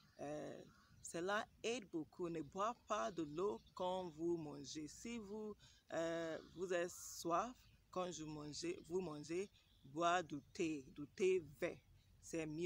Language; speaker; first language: French; non-native, learner; English